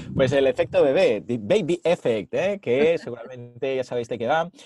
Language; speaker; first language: Spanish; native; Spanish